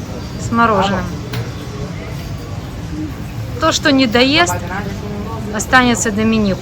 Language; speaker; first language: Russian; native; Russian